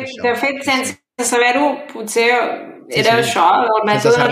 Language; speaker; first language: Catalan; native; Catalan